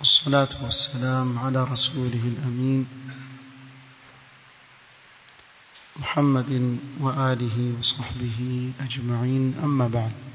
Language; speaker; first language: Arabic; non-native, fluent; Swahili